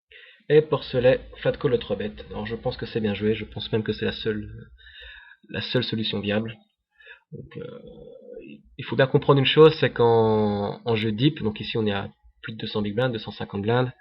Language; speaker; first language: French; native; French